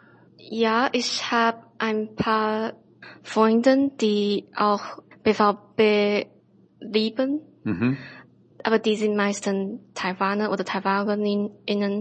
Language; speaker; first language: German; non-native, learner; Chinese